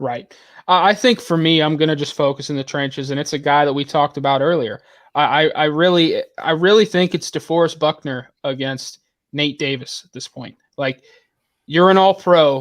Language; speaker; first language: English; native; English